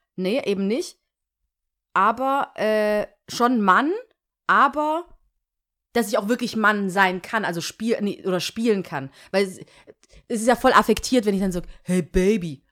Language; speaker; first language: German; early bilingual, other home language; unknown